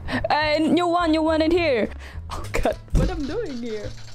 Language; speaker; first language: English; non-native, learner; Indonesian